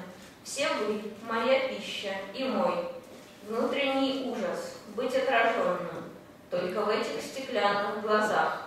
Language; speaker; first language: Russian; native; Russian